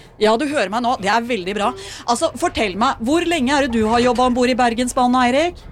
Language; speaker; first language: Norwegian; native; Norwegian